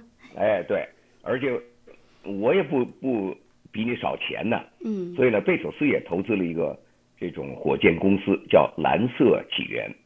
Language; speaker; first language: Chinese; native; Chinese